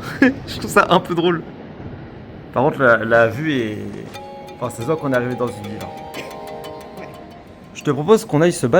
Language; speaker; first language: French; native; French